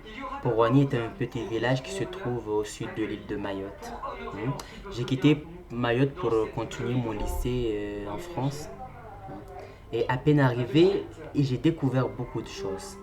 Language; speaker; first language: French; non-native, local second language; Comorian